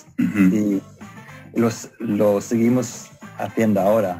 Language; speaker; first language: Spanish; non-native, fluent; Swedish